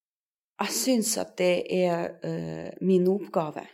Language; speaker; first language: Norwegian; non-native, fluent; Russian